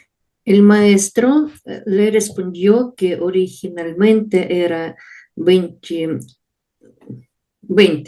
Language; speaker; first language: Spanish; non-native, learner; Russian